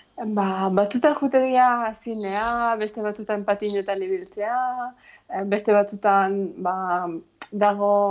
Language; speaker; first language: Basque; non-native, fluent; Ukrainian